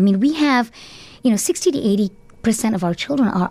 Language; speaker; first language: English; non-native, local second language; Tamil